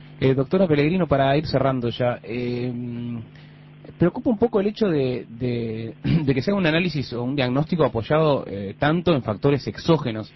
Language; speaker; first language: Spanish; native; Spanish